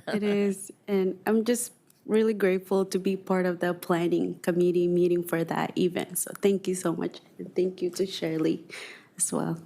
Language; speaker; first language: English; non-native, fluent; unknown